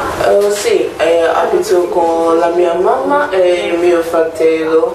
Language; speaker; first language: Italian; non-native, learner; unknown